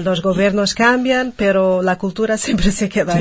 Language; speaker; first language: Spanish; non-native, fluent; Portuguese